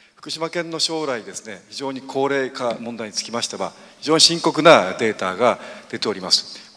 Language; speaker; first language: Japanese; native; Japanese